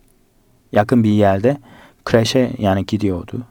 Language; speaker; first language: Turkish; non-native, fluent; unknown